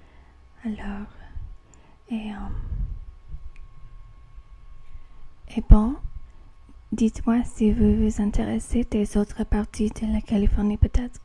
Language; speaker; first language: French; non-native, learner; English